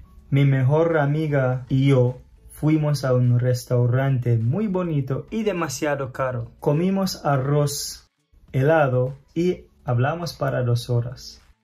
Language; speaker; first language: Spanish; non-native, fluent; English